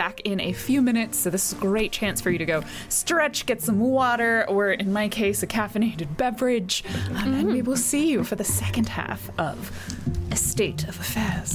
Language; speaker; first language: English; native; English